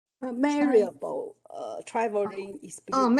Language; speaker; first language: English; non-native, learner; Chinese